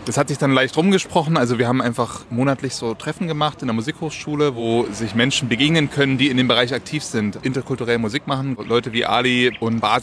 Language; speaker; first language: German; native; German